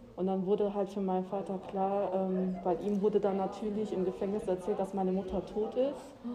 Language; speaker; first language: German; early bilingual, other home language; Albanian